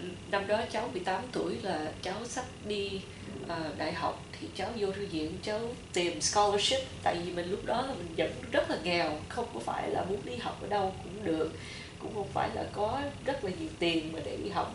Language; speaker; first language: Vietnamese; early bilingual, heritage; Vietnamese